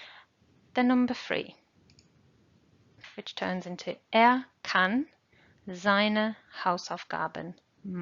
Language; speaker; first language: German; non-native, fluent; English